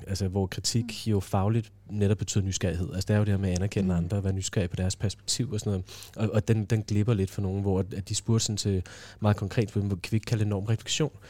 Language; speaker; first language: Danish; native; Danish